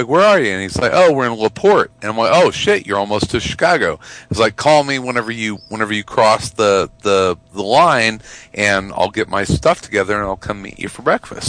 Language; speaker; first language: English; native; English